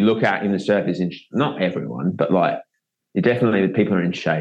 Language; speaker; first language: English; native; English